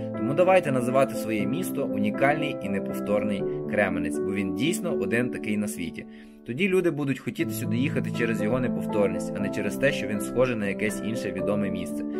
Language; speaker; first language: Ukrainian; native; Ukrainian